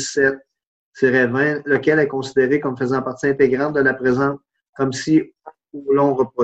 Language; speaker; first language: French; native; French